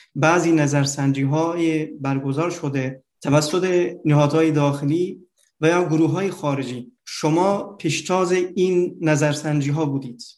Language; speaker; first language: Persian; non-native, fluent; Turkish